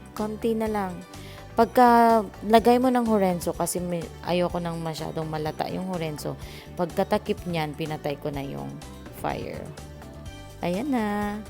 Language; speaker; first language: Filipino; non-native, local second language; Cebuano